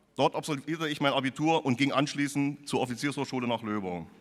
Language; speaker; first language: German; native; German